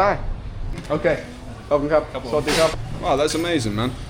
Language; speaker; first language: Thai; non-native, learner; English